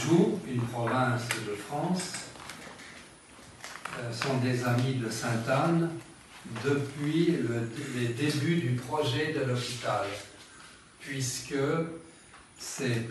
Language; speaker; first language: French; native; French